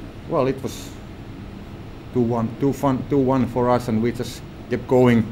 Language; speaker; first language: English; non-native, fluent; Finnish